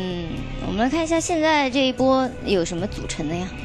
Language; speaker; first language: Chinese; native; Chinese